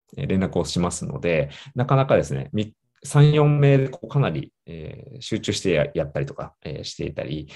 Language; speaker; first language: Japanese; native; Japanese